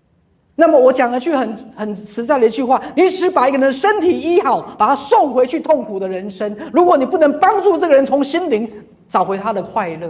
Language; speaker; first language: Chinese; native; Chinese